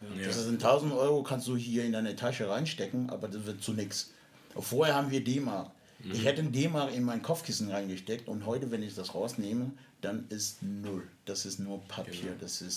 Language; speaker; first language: German; non-native, fluent; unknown